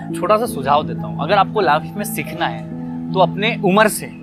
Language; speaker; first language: Hindi; native; Hindi